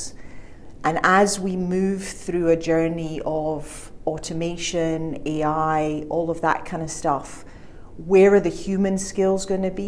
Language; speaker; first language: English; native; English